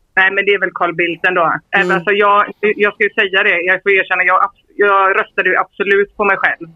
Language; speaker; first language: Swedish; native; Swedish